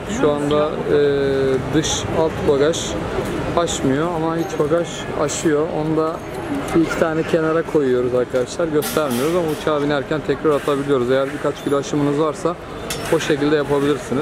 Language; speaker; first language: Turkish; native; Turkish